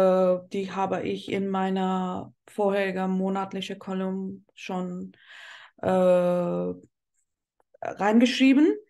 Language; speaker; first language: German; non-native, fluent; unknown